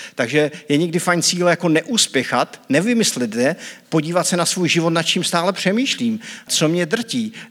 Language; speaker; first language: Czech; native; Czech